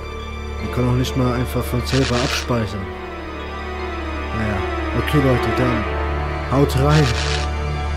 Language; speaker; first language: German; native; German